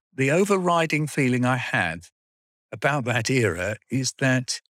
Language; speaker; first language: English; native; English